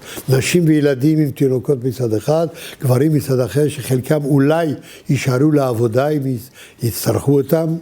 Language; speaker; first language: Hebrew; early bilingual, other home language; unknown